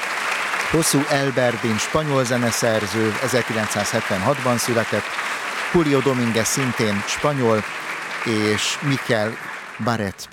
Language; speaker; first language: Hungarian; native; Hungarian